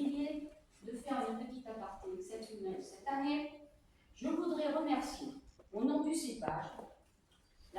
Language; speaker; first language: French; native; French